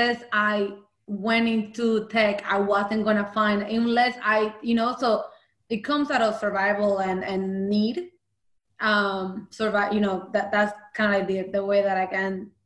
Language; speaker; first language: English; early bilingual, other home language; Spanish